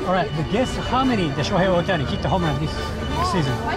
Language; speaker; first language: English; non-native, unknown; Japanese